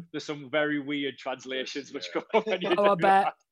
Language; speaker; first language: English; native; English